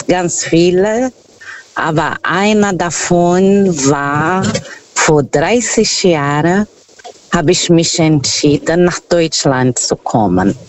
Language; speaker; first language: German; non-native, fluent; Portuguese